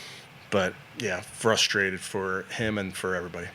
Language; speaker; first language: English; native; English